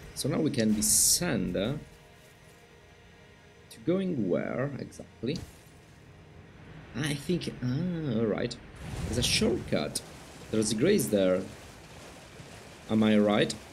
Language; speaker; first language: English; non-native, fluent; Italian